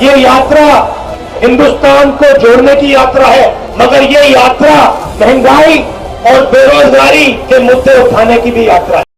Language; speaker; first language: Hindi; native; Hindi